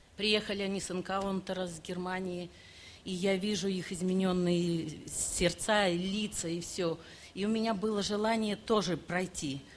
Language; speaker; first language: Russian; native; Russian